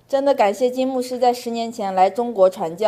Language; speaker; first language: Chinese; native; Chinese